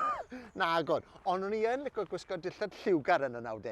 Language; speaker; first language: Welsh; native; Welsh